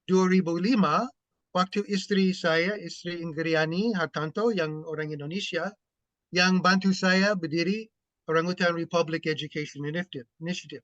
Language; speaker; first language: Indonesian; non-native, fluent; English